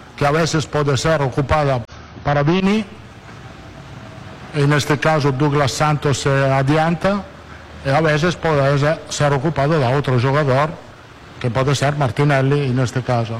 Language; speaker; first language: Portuguese; non-native, learner; Italian